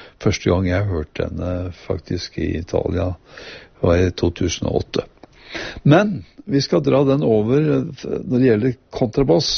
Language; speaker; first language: Norwegian; native; Norwegian